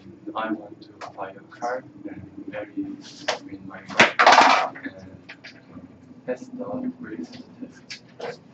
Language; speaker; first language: English; non-native, learner; Korean